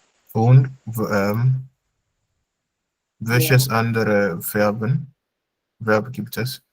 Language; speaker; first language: German; non-native, fluent; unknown